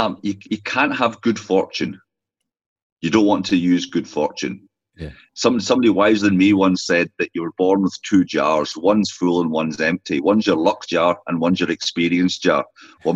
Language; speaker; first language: English; native; English